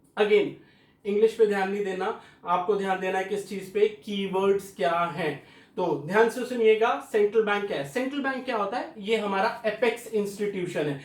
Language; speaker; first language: Hindi; native; Hindi